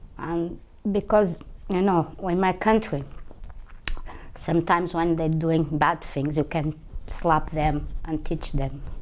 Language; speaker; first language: English; non-native, learner; Portuguese